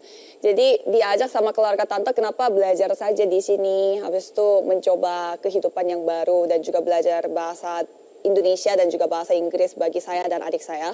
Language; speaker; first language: Indonesian; non-native, fluent; Korean